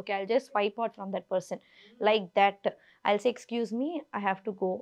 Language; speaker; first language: English; non-native, local second language; Tamil